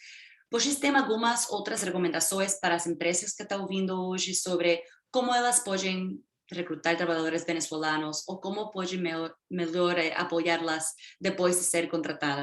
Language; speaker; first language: Portuguese; non-native, fluent; Spanish